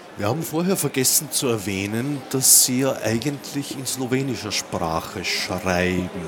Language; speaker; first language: German; native; German